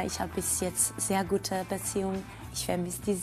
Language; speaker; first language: German; non-native, fluent; Georgian